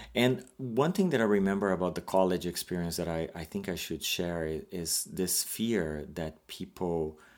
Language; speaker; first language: English; non-native, fluent; Portuguese